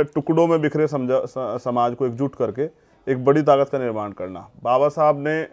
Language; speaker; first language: Hindi; native; Hindi